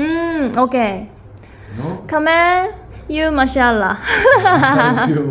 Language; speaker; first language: English; non-native, learner; Korean